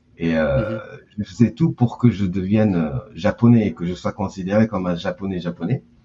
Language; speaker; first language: French; early bilingual, heritage; French